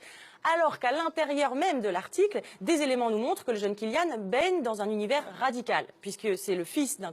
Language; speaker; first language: French; native; French